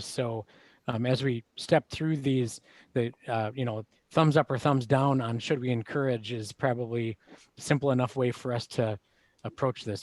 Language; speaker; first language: English; native; English